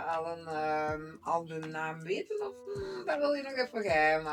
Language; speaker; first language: Dutch; native; Dutch